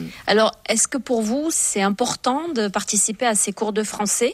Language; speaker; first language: French; native; French